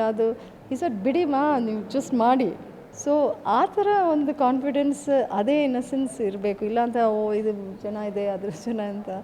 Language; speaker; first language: Kannada; early bilingual, heritage; English